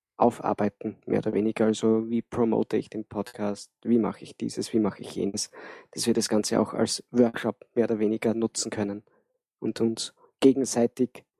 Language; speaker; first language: German; native; German